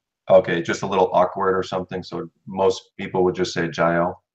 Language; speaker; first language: English; native; English